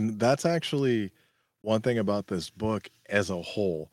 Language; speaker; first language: English; native; English